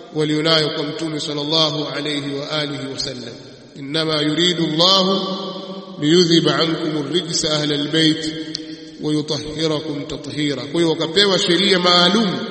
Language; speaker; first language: Swahili; native; Swahili